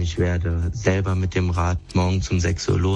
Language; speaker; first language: German; native; German